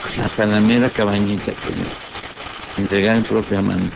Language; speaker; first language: Spanish; native; Spanish